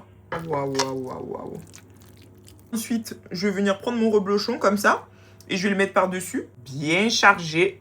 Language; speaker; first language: French; native; French